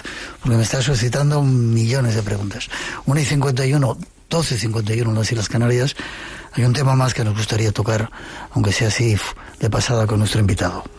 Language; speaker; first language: Spanish; native; Spanish